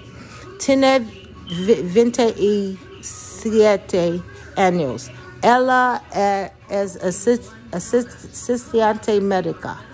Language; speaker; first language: Spanish; non-native, learner; English